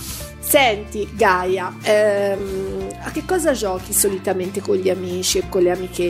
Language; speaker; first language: Italian; native; Italian